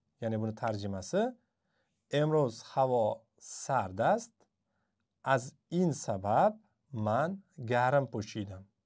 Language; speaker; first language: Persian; non-native, fluent; Uzbek